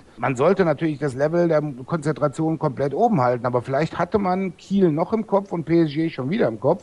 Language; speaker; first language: German; native; German